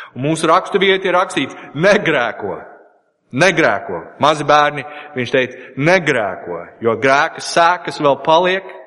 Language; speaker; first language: Latvian; non-native, learner; English